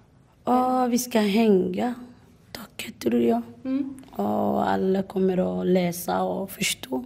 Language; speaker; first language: Swedish; non-native, learner; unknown